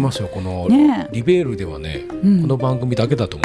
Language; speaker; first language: Japanese; native; Japanese